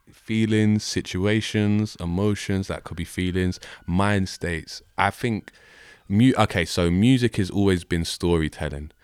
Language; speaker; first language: English; native; English